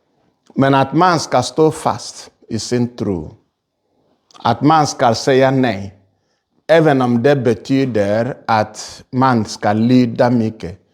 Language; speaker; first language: Swedish; non-native, fluent; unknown